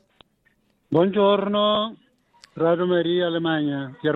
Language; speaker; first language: Italian; non-native, fluent; Kabuverdianu